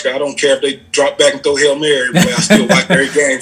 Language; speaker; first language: English; native; English